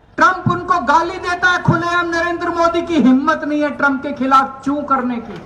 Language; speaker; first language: Hindi; native; Hindi